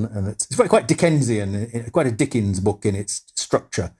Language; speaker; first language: English; native; English